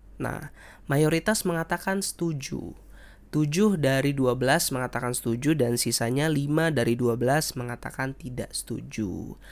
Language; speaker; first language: Indonesian; native; Indonesian